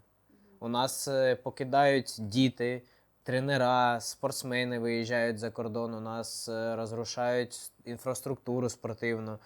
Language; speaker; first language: Ukrainian; non-native, local second language; Russian